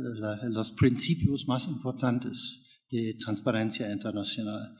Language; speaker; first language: Spanish; non-native, fluent; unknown